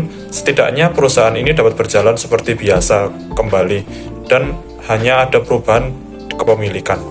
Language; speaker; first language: Indonesian; native; Indonesian